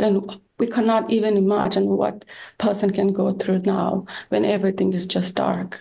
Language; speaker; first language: English; non-native, fluent; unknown